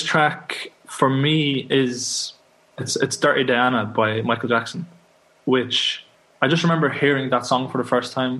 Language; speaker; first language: English; native; English